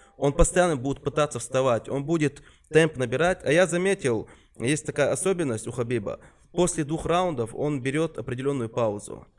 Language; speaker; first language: Russian; non-native, local second language; Chechen